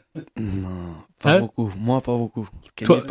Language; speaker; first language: French; non-native, learner; Kabuverdianu